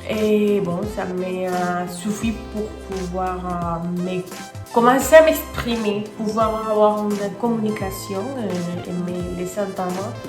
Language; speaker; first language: French; non-native, fluent; Spanish